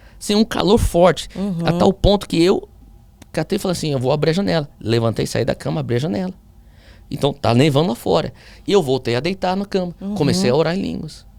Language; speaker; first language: Portuguese; early bilingual, heritage; Portuguese